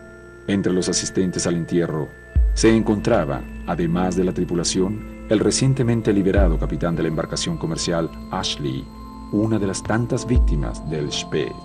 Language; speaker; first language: Spanish; native; Spanish